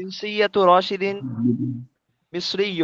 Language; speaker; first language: Arabic; non-native, learner; Bangla